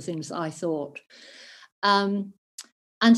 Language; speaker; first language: English; native; English